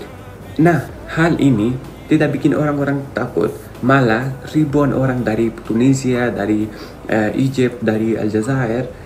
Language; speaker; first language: Indonesian; non-native, fluent; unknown